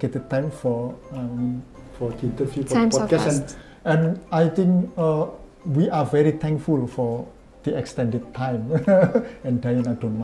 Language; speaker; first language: English; non-native, fluent; Indonesian